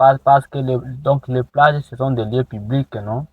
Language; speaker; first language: French; non-native, local second language; Rundi